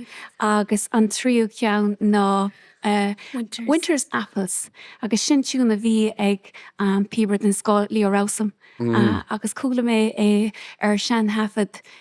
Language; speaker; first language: Irish; non-native, local second language; English